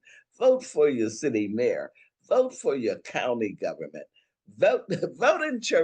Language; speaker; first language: English; native; English